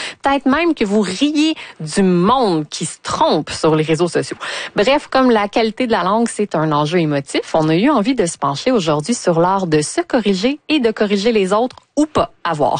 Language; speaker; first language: French; native; French